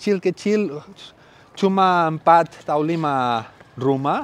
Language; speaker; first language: Indonesian; non-native, learner; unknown